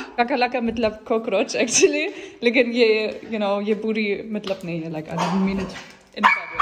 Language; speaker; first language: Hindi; non-native, learner; German